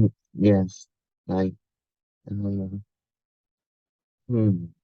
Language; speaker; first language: English; non-native, learner; Vietnamese